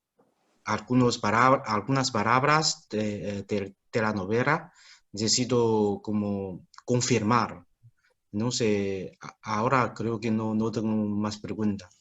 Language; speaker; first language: Spanish; non-native, fluent; Chinese